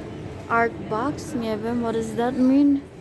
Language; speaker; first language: English; non-native, fluent; Filipino